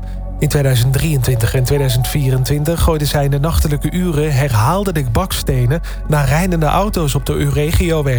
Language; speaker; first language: Dutch; native; Dutch